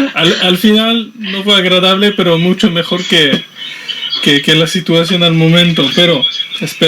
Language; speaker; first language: Spanish; non-native, fluent; French